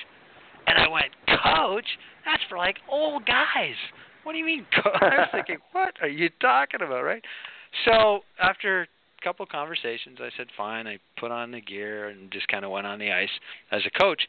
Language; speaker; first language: English; native; English